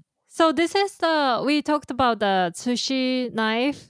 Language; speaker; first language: English; non-native, fluent; Japanese